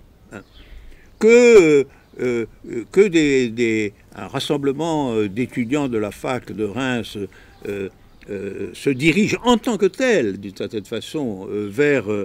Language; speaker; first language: French; native; French